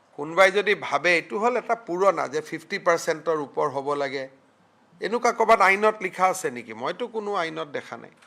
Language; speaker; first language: Assamese; native; Assamese